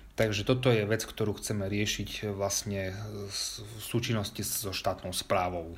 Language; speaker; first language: Slovak; early bilingual, heritage; Slovak